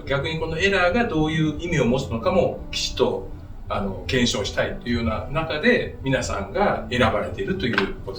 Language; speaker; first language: Japanese; native; Japanese